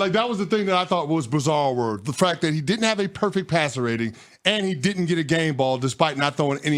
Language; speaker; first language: English; native; English